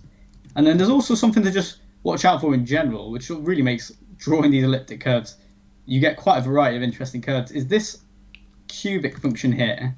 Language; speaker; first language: English; native; English